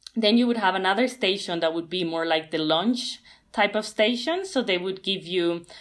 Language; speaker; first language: English; non-native, fluent; Spanish